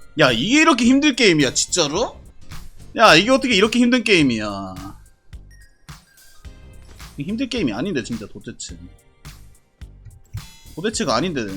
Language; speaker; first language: Korean; native; Korean